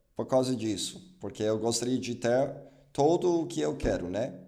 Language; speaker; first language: Portuguese; non-native, fluent; English